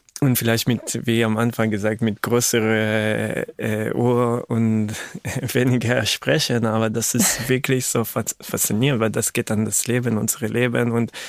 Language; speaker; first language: German; non-native, fluent; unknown